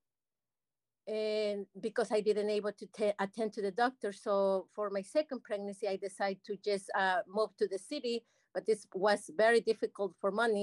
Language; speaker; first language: English; non-native, learner; Spanish